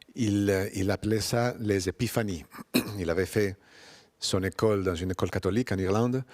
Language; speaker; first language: French; non-native, fluent; Spanish